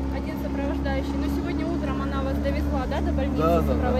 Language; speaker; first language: Russian; native; Russian